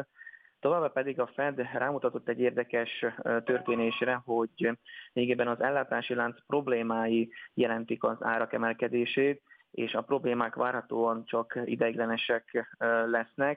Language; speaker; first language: Hungarian; native; Hungarian